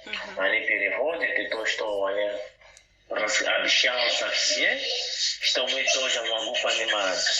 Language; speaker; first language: Russian; non-native, learner; Portuguese